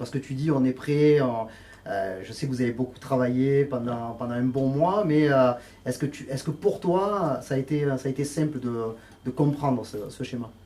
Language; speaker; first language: French; native; French